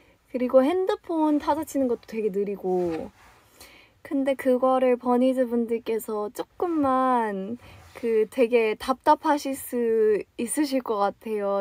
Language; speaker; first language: Korean; early bilingual, other home language; English